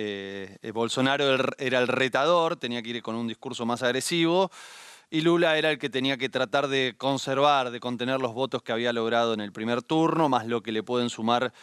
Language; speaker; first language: Spanish; native; Spanish